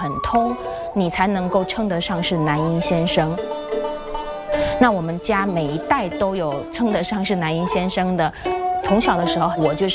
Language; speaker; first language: Chinese; native; Chinese